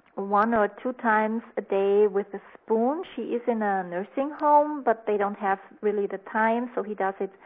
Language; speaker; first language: English; non-native, fluent; German